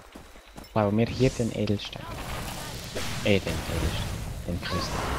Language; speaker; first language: German; native; German